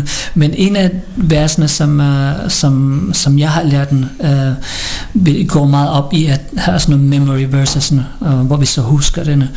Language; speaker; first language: Danish; early bilingual, other home language; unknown